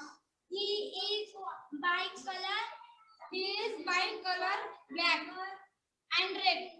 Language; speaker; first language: English; non-native, learner; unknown